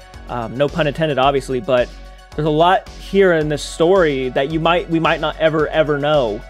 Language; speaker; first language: English; native; English